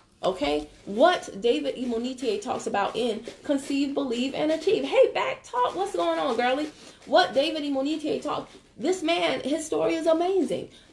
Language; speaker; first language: English; native; English